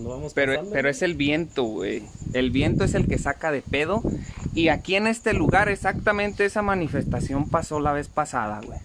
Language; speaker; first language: Spanish; native; Spanish